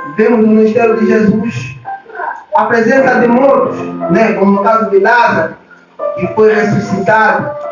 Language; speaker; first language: Portuguese; native; Portuguese